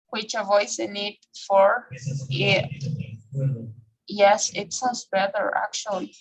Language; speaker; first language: English; non-native, fluent; Spanish